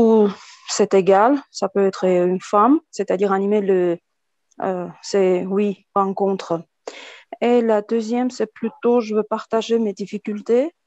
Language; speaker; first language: French; non-native, fluent; Armenian